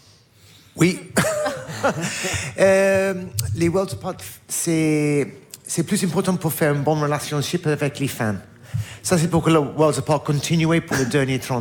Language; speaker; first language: French; non-native, learner; English